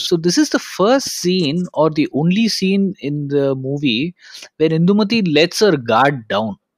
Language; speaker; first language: English; non-native, local second language; Tamil